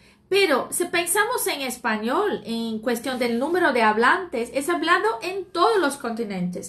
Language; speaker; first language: Spanish; non-native, fluent; Portuguese